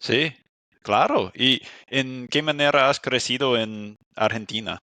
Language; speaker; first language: Spanish; non-native, fluent; English